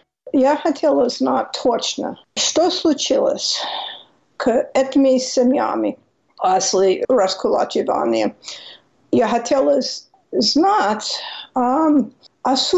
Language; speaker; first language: Russian; non-native, fluent; English